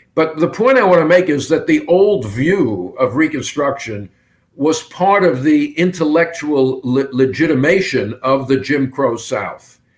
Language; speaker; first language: English; native; English